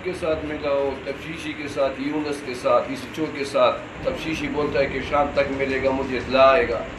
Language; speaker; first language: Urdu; non-native, local second language; Pashto